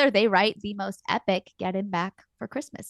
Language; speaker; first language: English; native; English